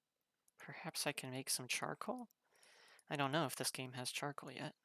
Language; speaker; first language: English; native; English